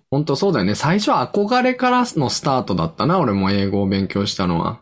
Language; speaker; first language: Japanese; native; Japanese